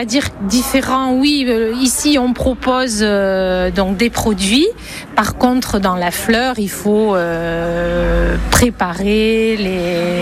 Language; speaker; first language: French; native; French